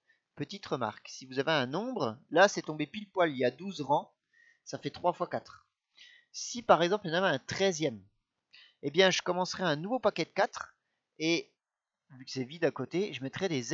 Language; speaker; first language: French; native; French